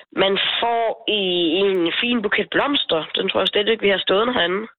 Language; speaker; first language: Danish; native; Danish